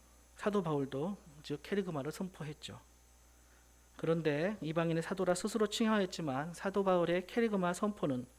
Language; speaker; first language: Korean; native; Korean